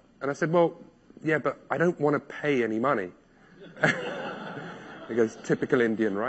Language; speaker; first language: English; native; English